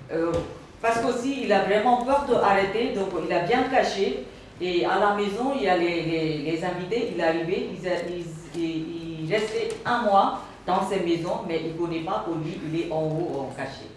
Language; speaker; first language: French; non-native, learner; Burmese